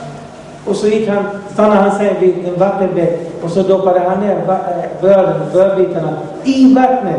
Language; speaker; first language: Swedish; non-native, fluent; Arabic